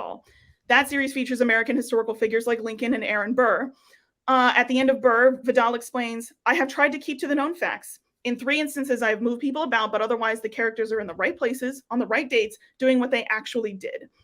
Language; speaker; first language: English; native; English